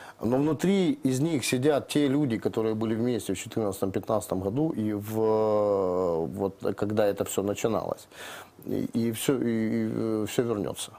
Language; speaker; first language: Russian; native; Russian